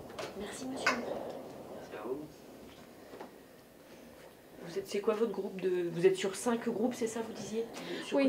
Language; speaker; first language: French; native; French